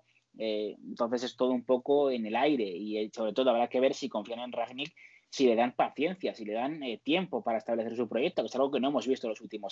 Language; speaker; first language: Spanish; native; Spanish